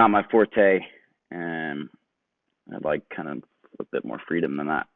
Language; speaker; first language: English; native; English